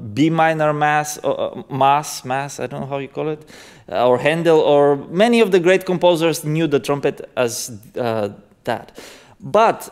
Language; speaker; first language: English; non-native, fluent; Bulgarian